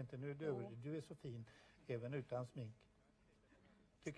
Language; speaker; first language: Swedish; native; Swedish